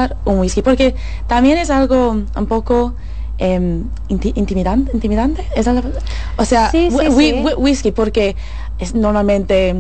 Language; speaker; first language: Spanish; non-native, fluent; English